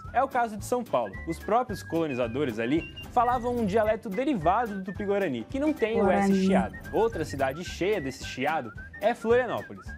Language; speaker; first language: Portuguese; native; Portuguese